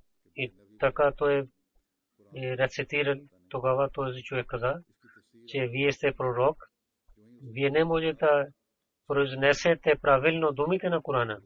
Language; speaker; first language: Bulgarian; non-native, fluent; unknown